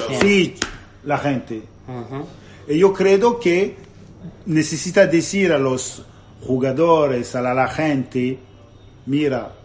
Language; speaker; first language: Spanish; non-native, learner; Italian